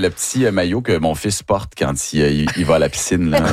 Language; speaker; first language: French; native; French